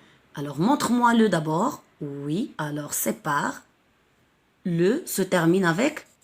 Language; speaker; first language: French; non-native, local second language; Arabic